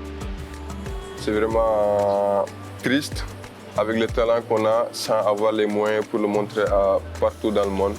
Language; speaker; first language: French; non-native, local second language; Wolof